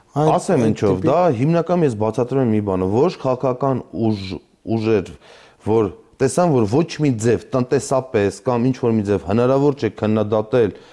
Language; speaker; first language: Armenian; native; Armenian